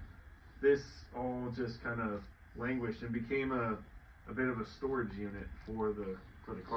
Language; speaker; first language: English; native; English